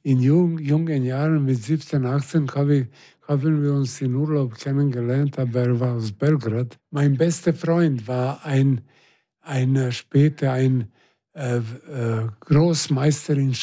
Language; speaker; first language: German; non-native, fluent; Serbian